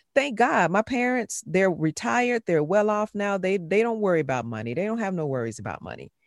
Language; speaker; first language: English; native; English